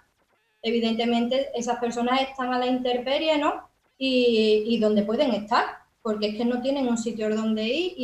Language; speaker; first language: Spanish; native; Spanish